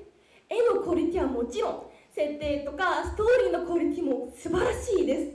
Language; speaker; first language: Japanese; non-native, fluent; Korean